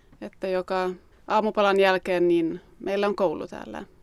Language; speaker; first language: Finnish; non-native, local second language; Swedish